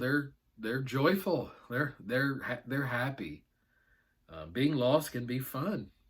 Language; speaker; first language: English; native; English